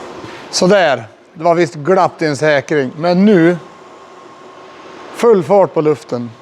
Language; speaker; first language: Swedish; native; Swedish